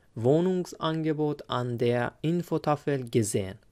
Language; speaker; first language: German; non-native, fluent; Persian